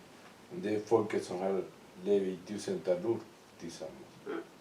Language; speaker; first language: Swedish; non-native, fluent; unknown